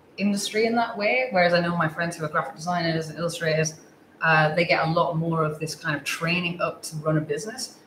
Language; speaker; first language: English; native; English